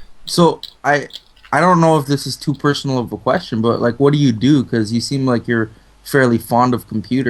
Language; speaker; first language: English; native; English